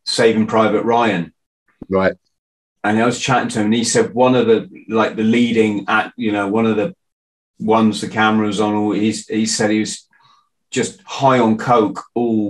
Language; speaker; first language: English; native; English